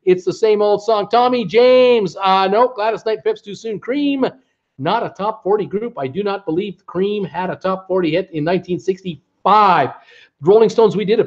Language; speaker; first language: English; native; English